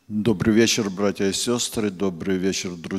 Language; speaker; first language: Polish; non-native, learner; Russian